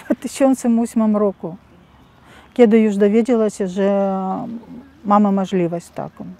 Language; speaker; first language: Polish; non-native, learner; Russian